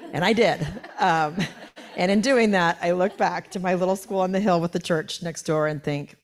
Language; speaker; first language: English; native; English